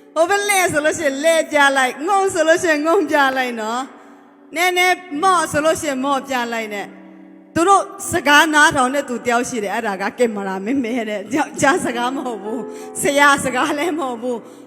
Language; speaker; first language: Burmese; non-native, local second language; Hakha Chin